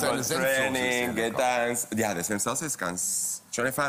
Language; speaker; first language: German; non-native, fluent; Spanish